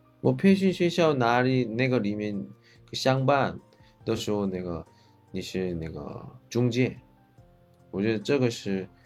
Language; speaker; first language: Chinese; non-native, fluent; Korean